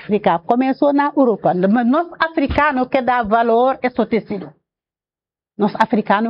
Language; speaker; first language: Portuguese; non-native, learner; Wolof